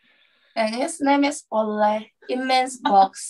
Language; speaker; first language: English; non-native, learner; Korean